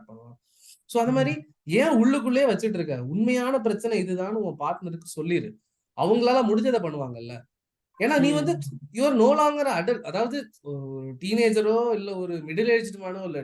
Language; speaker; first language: Tamil; native; Tamil